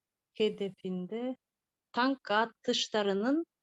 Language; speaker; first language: Turkish; non-native, learner; Kyrgyz